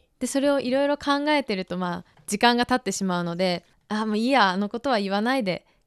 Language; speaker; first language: Japanese; native; Japanese